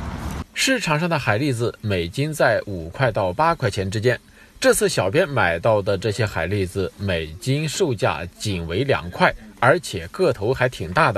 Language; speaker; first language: Chinese; native; Chinese